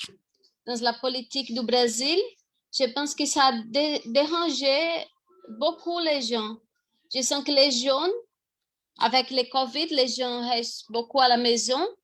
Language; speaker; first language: French; non-native, fluent; Portuguese